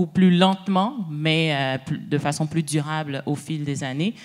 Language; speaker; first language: French; native; French